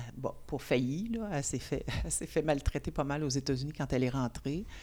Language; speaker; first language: French; native; French